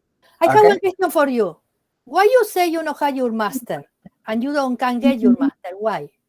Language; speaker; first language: English; non-native, learner; Spanish